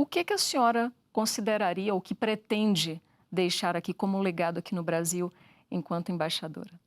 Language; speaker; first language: Portuguese; native; Portuguese